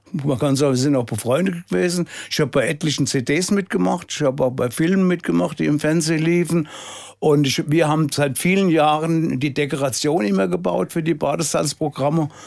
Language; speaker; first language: German; native; German